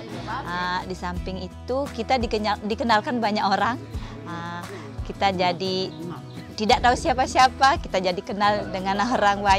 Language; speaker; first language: Indonesian; non-native, local second language; Balinese